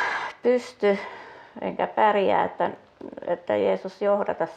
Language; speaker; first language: Finnish; native; Finnish